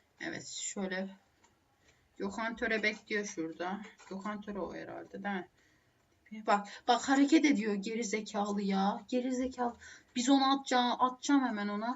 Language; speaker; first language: Turkish; native; Turkish